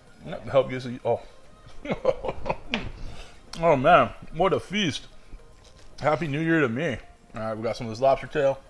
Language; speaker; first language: English; native; English